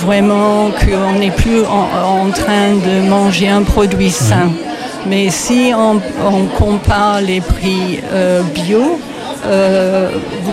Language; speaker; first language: French; non-native, fluent; English